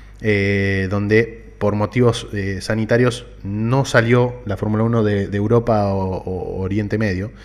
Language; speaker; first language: Spanish; native; Spanish